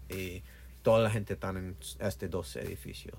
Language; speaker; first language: Spanish; non-native, learner; English